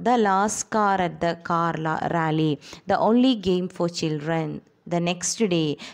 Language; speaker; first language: English; non-native, local second language; Malayalam